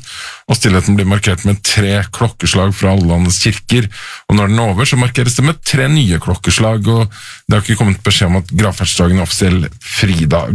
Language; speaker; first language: Norwegian; native; Norwegian